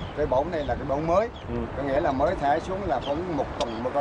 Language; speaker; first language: Vietnamese; native; Vietnamese